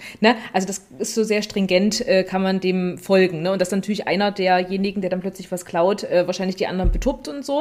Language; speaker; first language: German; native; German